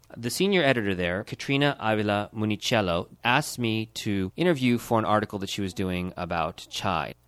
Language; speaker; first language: English; early bilingual, other home language; Gujarati